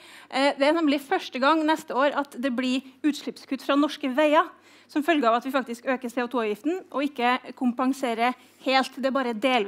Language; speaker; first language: Norwegian; native; Norwegian